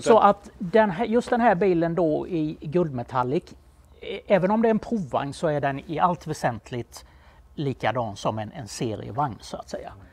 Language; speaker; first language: Swedish; native; Swedish